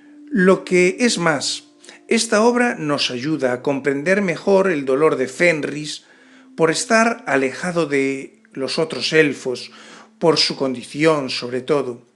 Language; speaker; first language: Spanish; native; Spanish